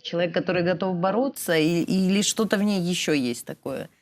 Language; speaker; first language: Russian; native; Russian